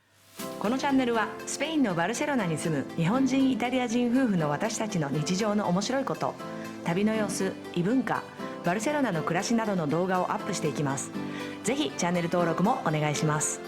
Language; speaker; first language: Japanese; native; Japanese